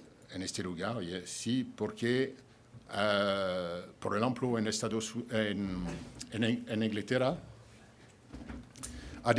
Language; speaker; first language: Spanish; non-native, fluent; French